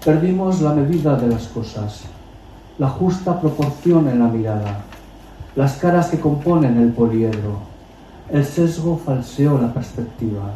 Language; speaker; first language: Spanish; native; Spanish